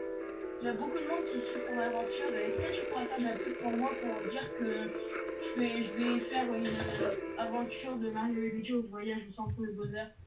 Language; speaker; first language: French; native; French